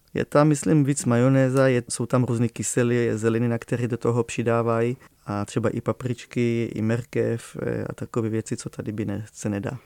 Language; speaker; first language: Czech; non-native, fluent; Hebrew